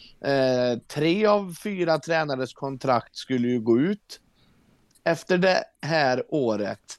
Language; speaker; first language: Swedish; native; Swedish